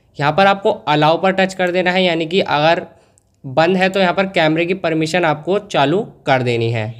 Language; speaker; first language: Hindi; native; Hindi